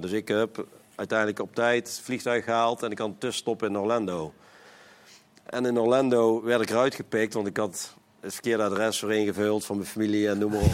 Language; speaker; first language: Dutch; native; Dutch